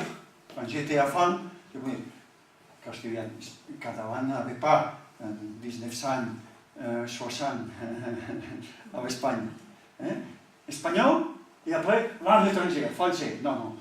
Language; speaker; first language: French; non-native, learner; Catalan